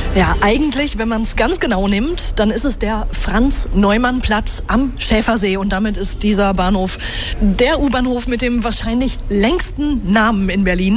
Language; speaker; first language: German; native; German